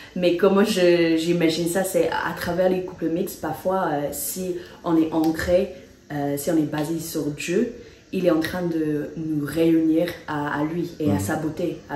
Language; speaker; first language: French; non-native, fluent; English